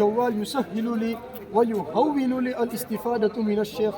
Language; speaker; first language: Arabic; non-native, learner; Urdu